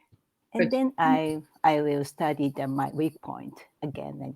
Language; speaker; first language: English; non-native, learner; Japanese